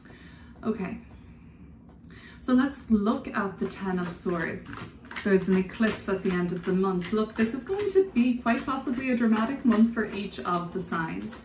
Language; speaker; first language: English; native; English